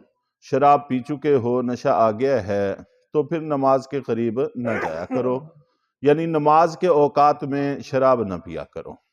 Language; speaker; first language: Urdu; native; Urdu